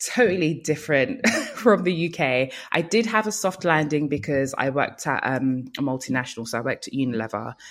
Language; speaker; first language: English; early bilingual, other home language; Yoruba